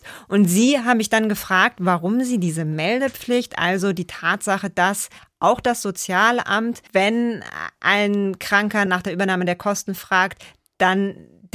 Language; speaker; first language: German; native; German